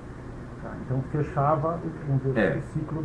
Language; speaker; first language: Portuguese; native; Portuguese